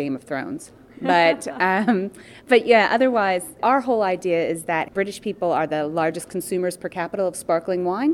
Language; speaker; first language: English; native; English